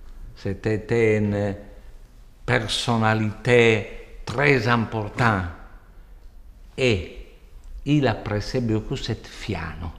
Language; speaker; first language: French; non-native, fluent; Italian